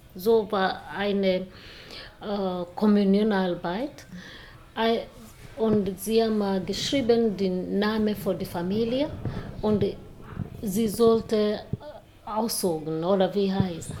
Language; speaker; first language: German; non-native, learner; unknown